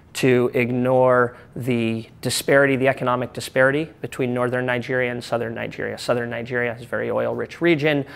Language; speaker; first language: English; native; English